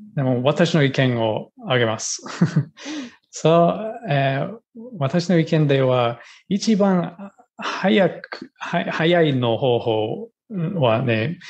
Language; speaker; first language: Japanese; non-native, learner; English